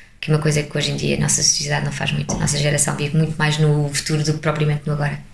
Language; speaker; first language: Portuguese; early bilingual, heritage; English